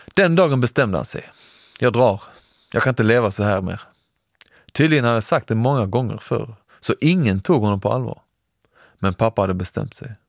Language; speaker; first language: Swedish; early bilingual, other home language; Persian